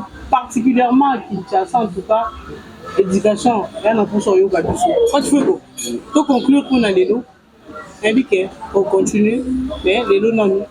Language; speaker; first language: French; non-native, local second language; Lingala